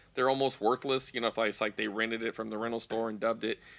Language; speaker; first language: English; native; English